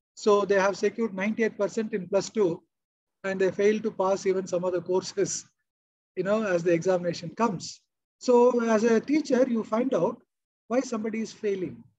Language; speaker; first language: English; non-native, local second language; Kannada